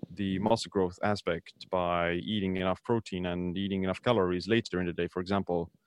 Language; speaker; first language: English; non-native, fluent; Estonian